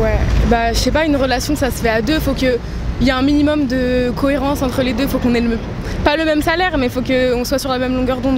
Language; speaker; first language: French; native; French